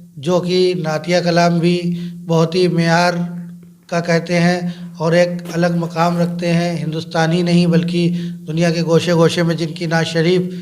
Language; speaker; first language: Urdu; native; Urdu